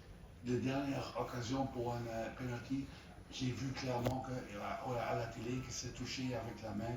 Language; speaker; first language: French; non-native, fluent; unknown